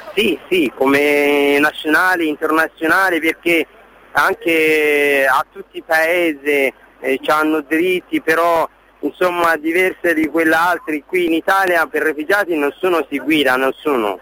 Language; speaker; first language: Italian; non-native, learner; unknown